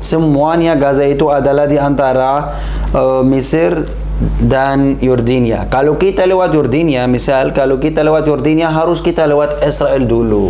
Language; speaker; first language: Indonesian; non-native, learner; Arabic